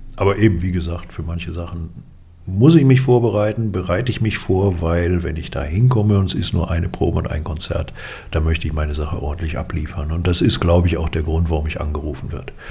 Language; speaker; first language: German; native; German